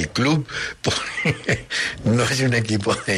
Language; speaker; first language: Spanish; native; Spanish